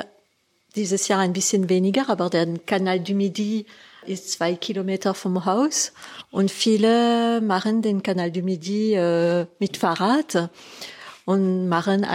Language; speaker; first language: German; non-native, fluent; French